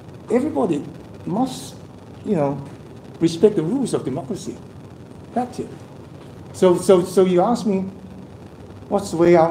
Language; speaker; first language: English; non-native, local second language; Cantonese